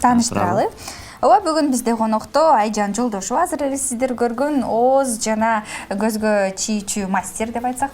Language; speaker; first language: Kyrgyz; native; Kyrgyz